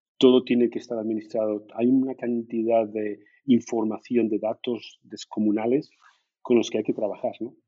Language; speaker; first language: Spanish; native; Spanish